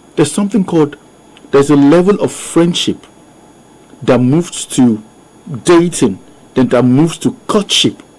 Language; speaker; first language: English; non-native, local second language; Yoruba